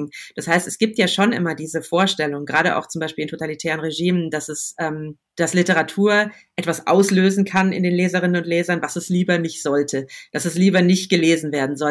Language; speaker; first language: German; native; German